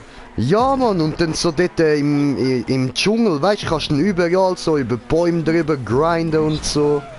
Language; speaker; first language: German; native; German